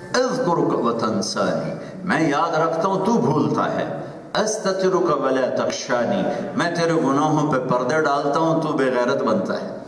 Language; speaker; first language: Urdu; non-native, local second language; Punjabi